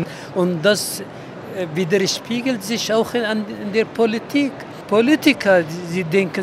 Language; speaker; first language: German; non-native, fluent; Arabic